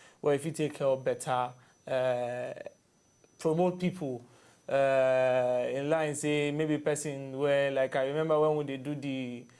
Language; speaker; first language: Nigerian Pidgin; non-native, local second language; Bini